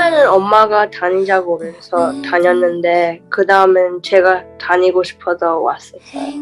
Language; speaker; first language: Korean; early bilingual, heritage; English